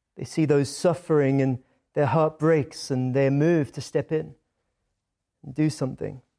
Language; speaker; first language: English; native; English